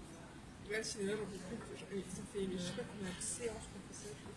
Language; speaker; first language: French; native; French